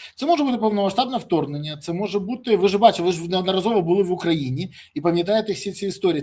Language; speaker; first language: Ukrainian; native; Ukrainian